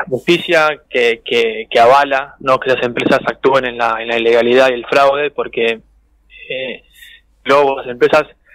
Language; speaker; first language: Spanish; native; Spanish